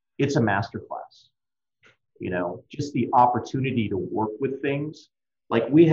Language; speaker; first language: English; native; English